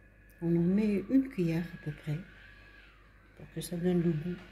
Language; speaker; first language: French; non-native, local second language; Arabic